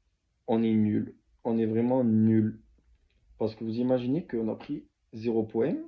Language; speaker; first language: French; native; French